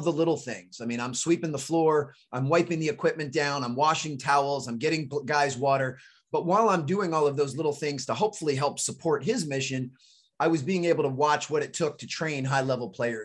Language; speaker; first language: English; native; English